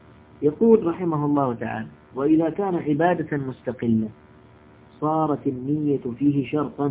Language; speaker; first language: Arabic; native; Arabic